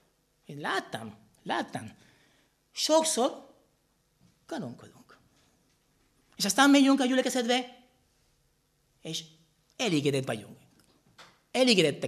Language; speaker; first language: Hungarian; non-native, fluent; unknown